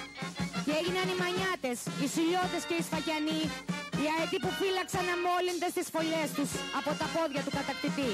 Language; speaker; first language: Greek; native; Greek